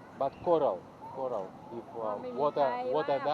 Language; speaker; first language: English; non-native, learner; Thai